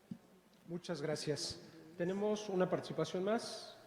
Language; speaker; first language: Spanish; native; Spanish